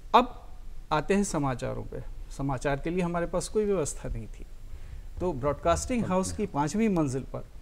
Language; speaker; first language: Hindi; native; Hindi